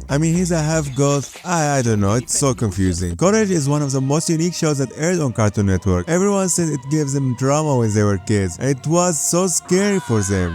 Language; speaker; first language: English; non-native, fluent; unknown